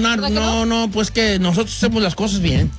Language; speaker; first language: Spanish; native; Spanish